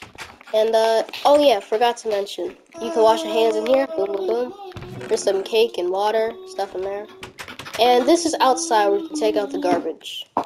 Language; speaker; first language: English; native; English